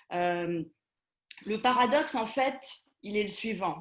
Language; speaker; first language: French; native; French